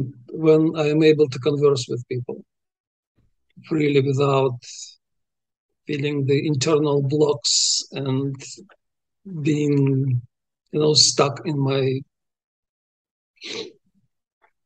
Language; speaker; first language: English; non-native, fluent; Russian